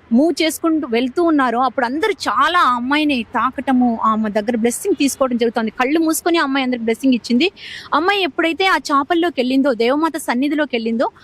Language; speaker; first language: Telugu; native; Telugu